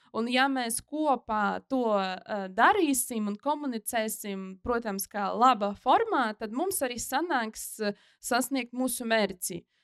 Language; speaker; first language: Latvian; non-native, local second language; Russian